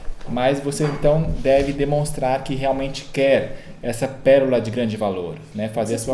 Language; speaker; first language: Portuguese; native; Portuguese